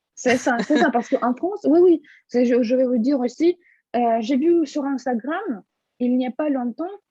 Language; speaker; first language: French; non-native, fluent; Russian